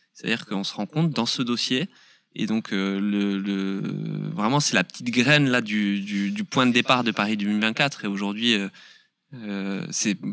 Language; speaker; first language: French; native; French